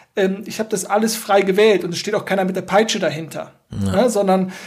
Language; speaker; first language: German; native; German